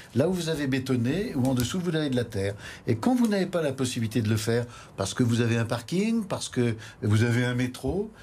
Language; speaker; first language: French; native; French